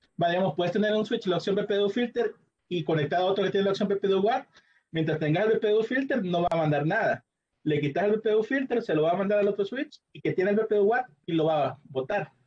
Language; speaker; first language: Spanish; native; Spanish